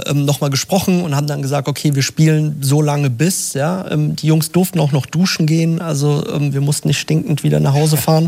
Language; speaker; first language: German; native; German